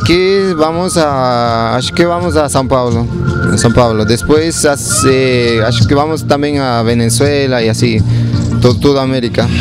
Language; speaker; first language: Portuguese; non-native, learner; Spanish